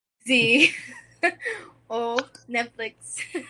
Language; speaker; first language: Spanish; non-native, learner; English